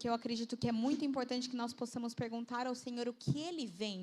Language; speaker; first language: Portuguese; native; Portuguese